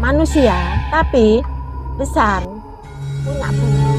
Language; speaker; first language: Indonesian; non-native, local second language; Javanese